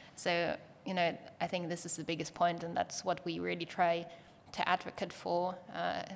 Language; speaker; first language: English; non-native, fluent; German